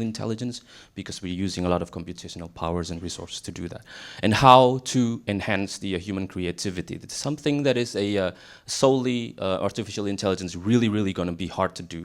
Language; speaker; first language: English; non-native, fluent; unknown